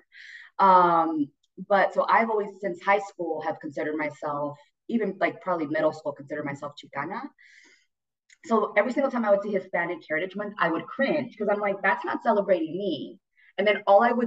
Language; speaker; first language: English; native; English